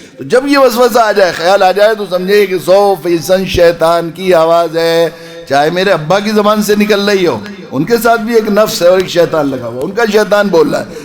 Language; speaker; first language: Urdu; native; Urdu